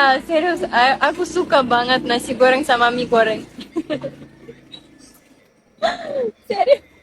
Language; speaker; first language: Indonesian; non-native, fluent; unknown